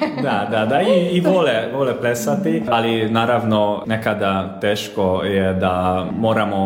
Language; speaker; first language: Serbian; non-native, local second language; Hungarian